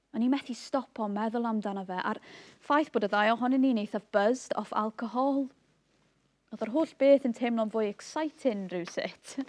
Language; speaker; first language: Welsh; native; Welsh